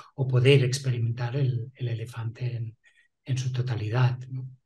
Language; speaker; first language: Spanish; non-native, local second language; Catalan